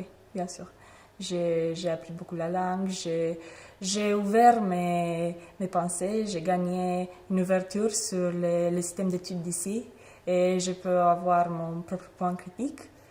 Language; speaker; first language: French; non-native, fluent; Romanian